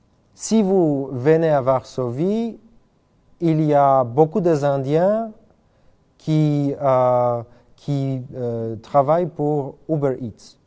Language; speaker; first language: French; non-native, fluent; Polish